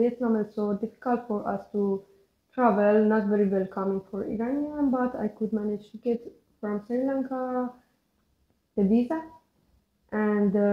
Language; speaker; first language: English; non-native, learner; Persian